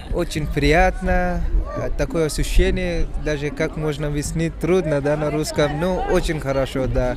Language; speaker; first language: Russian; non-native, learner; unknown